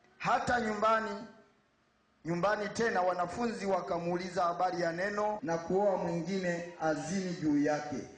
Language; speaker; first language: Swahili; native; Swahili